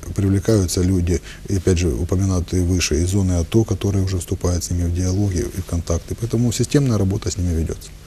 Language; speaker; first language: Russian; native; Russian